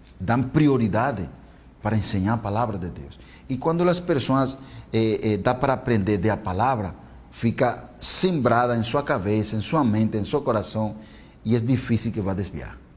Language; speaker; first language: Portuguese; non-native, fluent; Spanish